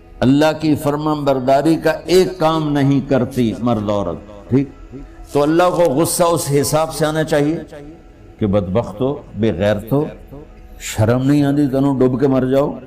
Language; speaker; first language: Urdu; non-native, local second language; Punjabi